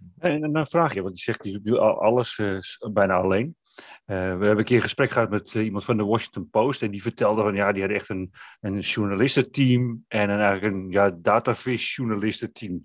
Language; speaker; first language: Dutch; native; Dutch